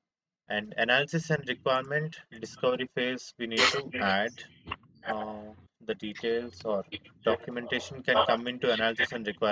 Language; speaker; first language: English; non-native, fluent; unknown